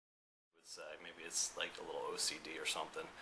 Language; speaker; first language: English; early bilingual, other home language; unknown